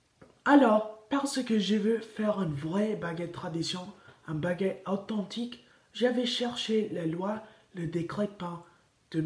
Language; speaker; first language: French; non-native, learner; Spanish